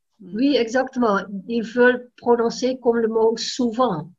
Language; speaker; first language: French; non-native, fluent; Dutch